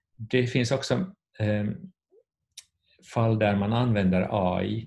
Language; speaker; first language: Swedish; non-native, fluent; Finnish